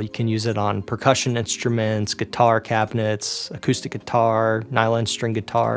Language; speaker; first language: English; native; English